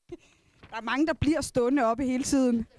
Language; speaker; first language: Danish; non-native, local second language; Kalaallisut